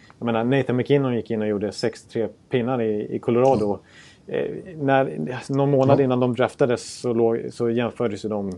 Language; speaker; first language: Swedish; native; Swedish